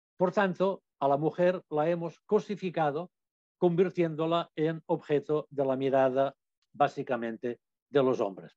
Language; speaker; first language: Spanish; non-native, local second language; Catalan